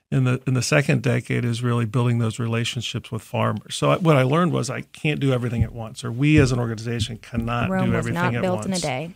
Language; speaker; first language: English; native; English